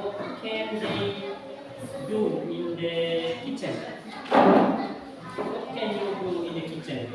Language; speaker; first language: English; non-native, learner; Indonesian